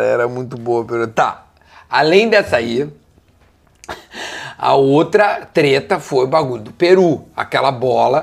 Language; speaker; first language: Portuguese; native; Portuguese